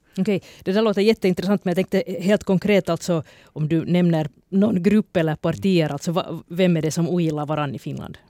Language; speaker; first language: Swedish; native; Swedish